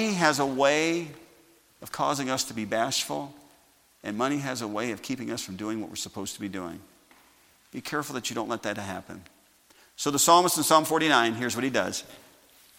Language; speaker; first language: English; native; English